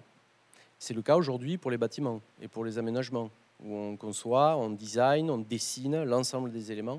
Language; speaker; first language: French; native; French